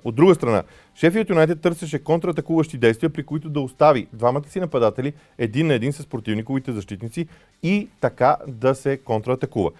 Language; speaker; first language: Bulgarian; native; Bulgarian